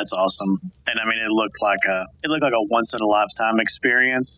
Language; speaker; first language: English; native; English